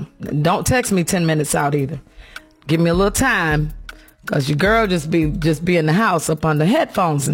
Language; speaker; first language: English; native; English